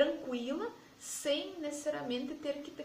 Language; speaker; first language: Portuguese; native; Portuguese